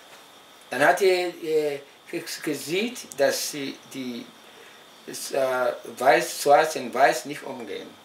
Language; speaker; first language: German; non-native, local second language; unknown